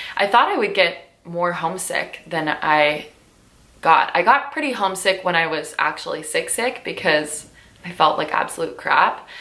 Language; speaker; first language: English; native; English